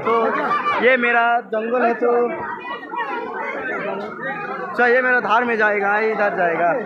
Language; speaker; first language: Hindi; non-native, learner; Bangla